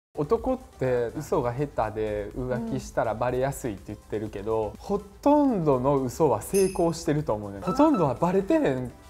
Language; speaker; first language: Japanese; early bilingual, other home language; Russian